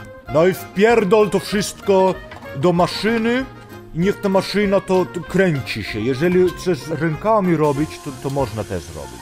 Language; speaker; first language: Polish; early bilingual, heritage; Polish